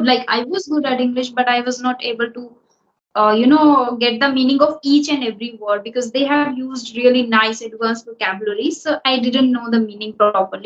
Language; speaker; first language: English; non-native, local second language; Hindi